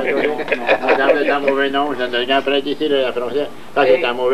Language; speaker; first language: French; native; French